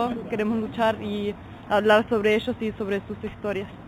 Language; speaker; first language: Spanish; non-native, fluent; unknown